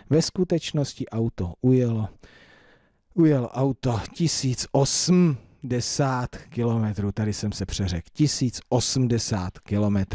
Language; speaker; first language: Czech; native; Czech